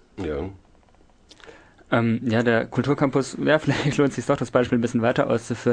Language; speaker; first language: German; native; German